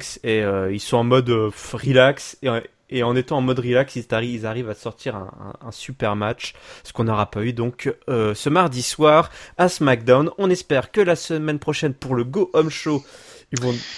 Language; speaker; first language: French; native; French